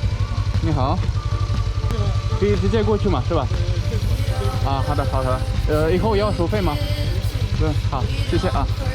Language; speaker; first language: Chinese; non-native, fluent; Russian